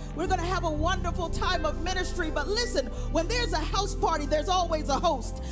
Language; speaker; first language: English; native; English